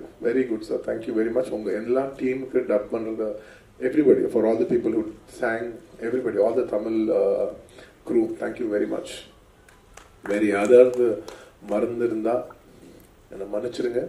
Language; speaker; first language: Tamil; non-native, local second language; Telugu